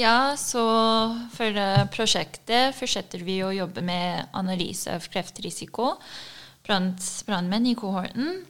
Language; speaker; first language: Norwegian; non-native, fluent; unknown